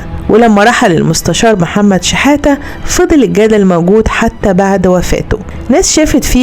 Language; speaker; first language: Arabic; native; Arabic